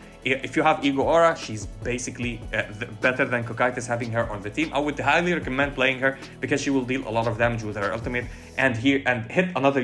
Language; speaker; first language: English; non-native, fluent; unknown